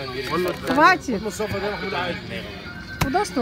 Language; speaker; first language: Russian; native; Russian